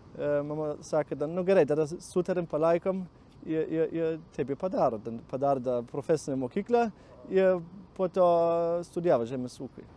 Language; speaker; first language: Lithuanian; non-native, learner; German